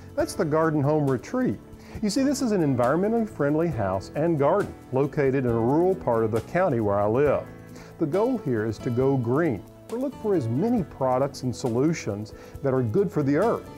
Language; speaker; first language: English; native; English